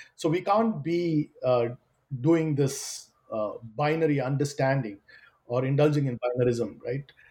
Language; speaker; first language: English; non-native, local second language; Malayalam